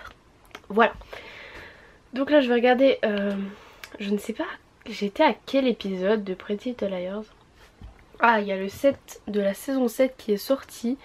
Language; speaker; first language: French; native; French